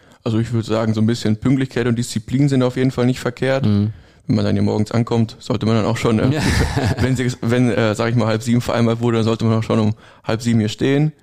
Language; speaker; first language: German; native; German